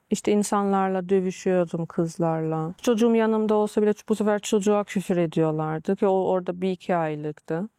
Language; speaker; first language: Turkish; early bilingual, heritage; Turkish